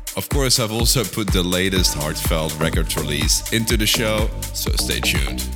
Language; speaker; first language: English; non-native, fluent; Dutch